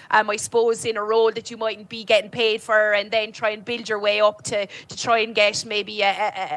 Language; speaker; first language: English; native; English